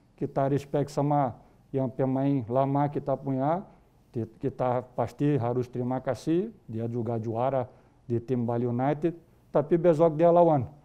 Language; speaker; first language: Indonesian; non-native, fluent; Portuguese